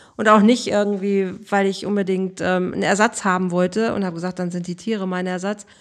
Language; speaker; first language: German; native; German